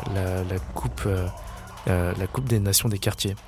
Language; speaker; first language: French; native; French